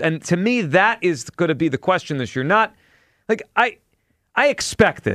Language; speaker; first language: English; native; English